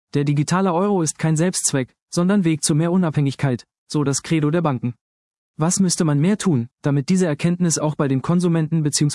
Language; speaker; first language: German; native; German